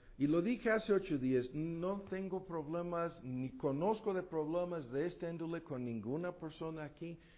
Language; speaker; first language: Spanish; non-native, fluent; English